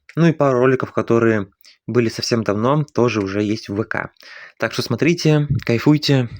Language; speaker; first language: Russian; native; Russian